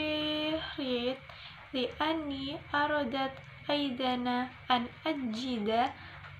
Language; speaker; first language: Arabic; non-native, learner; Indonesian